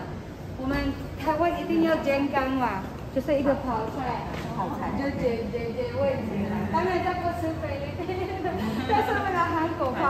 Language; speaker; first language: Chinese; non-native, fluent; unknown